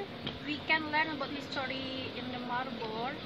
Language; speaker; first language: English; non-native, learner; Indonesian